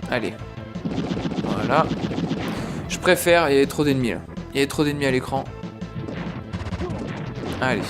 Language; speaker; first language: French; native; French